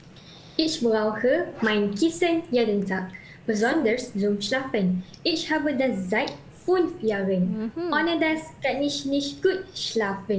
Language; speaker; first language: German; non-native, learner; Malay